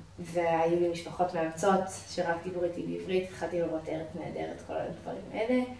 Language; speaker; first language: Hebrew; non-native, fluent; English